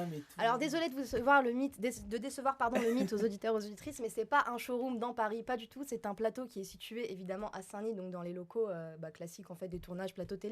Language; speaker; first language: French; native; French